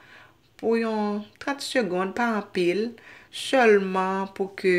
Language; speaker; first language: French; non-native, learner; Haitian Creole